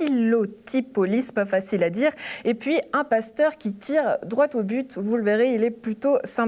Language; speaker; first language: French; native; French